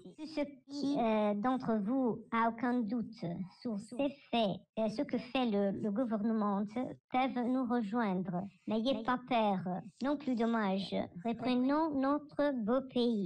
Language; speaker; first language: French; non-native, learner; Italian